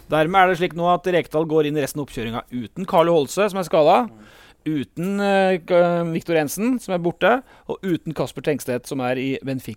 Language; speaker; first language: Norwegian; native; Norwegian